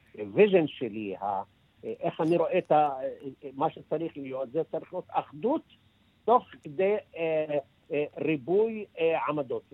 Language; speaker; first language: Hebrew; non-native, local second language; Arabic